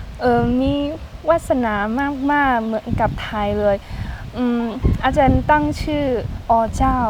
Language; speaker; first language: Thai; non-native, learner; Chinese